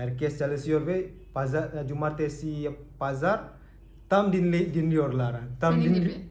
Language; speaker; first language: Turkish; non-native, learner; Indonesian